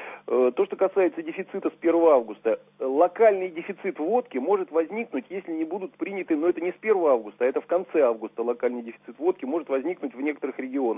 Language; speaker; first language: Russian; native; Russian